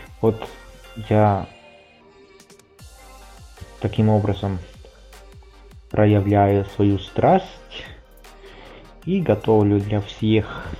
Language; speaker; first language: Russian; non-native, fluent; Italian